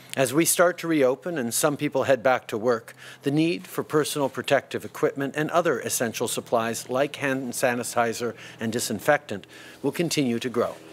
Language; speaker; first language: English; early bilingual, other home language; French